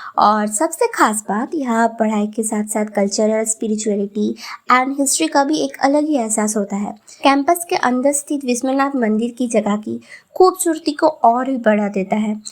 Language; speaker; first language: Hindi; non-native, local second language; Bangla